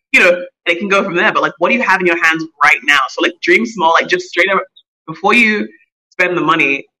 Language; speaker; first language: English; native; English